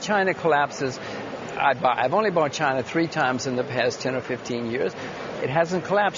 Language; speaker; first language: English; native; English